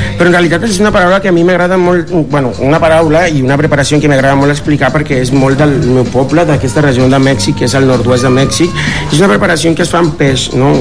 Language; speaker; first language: Catalan; non-native, fluent; Spanish